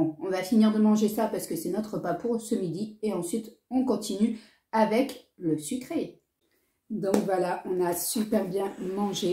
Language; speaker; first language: French; native; French